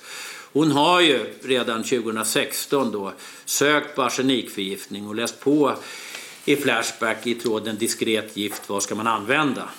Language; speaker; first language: Swedish; native; Swedish